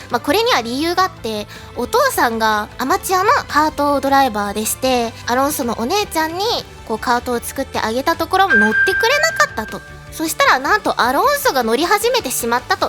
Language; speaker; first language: Japanese; native; Japanese